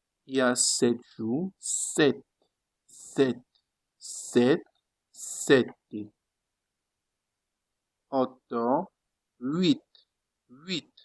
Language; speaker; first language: French; non-native, fluent; Italian